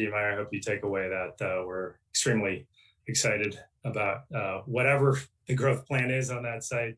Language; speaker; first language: English; native; English